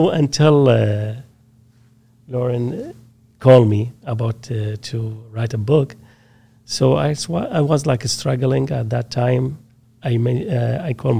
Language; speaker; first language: English; non-native, learner; Arabic